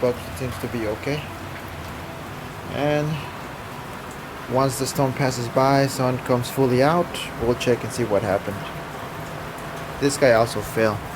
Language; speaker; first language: English; non-native, fluent; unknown